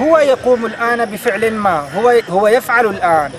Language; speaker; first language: Arabic; native; Arabic